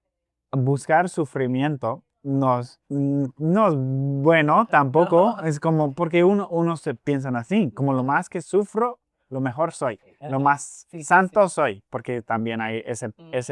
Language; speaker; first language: Spanish; non-native, fluent; English